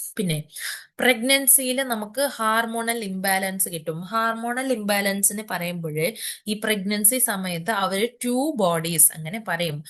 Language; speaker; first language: Malayalam; early bilingual, heritage; Malayalam